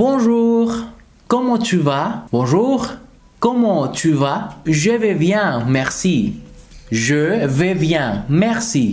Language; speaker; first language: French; non-native, fluent; Spanish